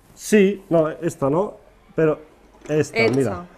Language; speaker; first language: Spanish; non-native, learner; Czech